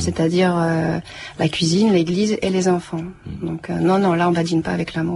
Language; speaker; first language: French; native; French